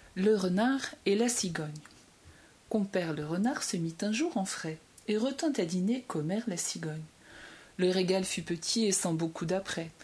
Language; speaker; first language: French; native; French